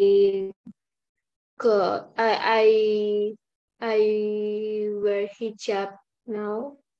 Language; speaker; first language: English; non-native, learner; Indonesian